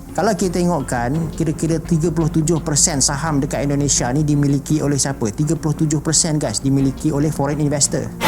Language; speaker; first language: Malay; native; Malay